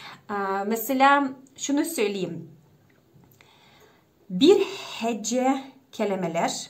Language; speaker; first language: Turkish; non-native, fluent; Russian